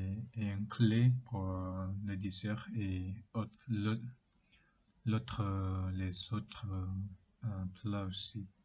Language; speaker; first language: French; non-native, learner; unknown